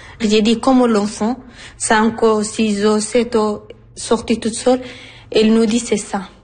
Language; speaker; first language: French; non-native, learner; Arabic